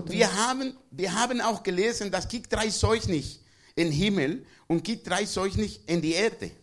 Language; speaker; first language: German; non-native, learner; Spanish